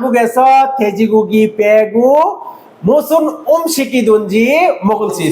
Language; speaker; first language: Korean; non-native, fluent; Bangla